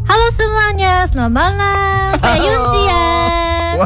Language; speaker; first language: Indonesian; non-native, learner; Korean